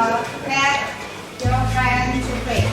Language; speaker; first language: English; non-native, learner; Indonesian